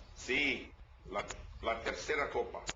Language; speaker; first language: Spanish; non-native, learner; English